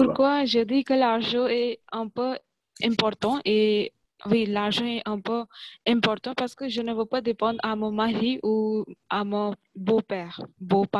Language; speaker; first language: French; non-native, learner; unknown